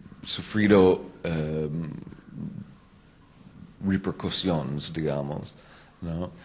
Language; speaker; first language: Spanish; non-native, fluent; English